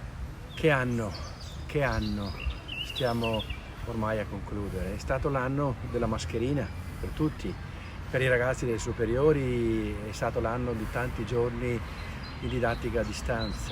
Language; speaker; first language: Italian; native; Italian